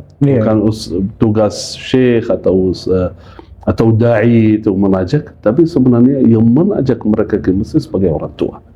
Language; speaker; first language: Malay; non-native, fluent; Arabic